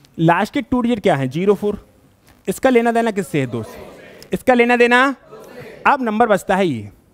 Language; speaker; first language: Hindi; native; Hindi